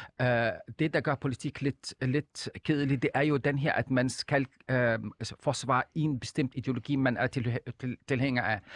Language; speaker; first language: Danish; non-native, fluent; Arabic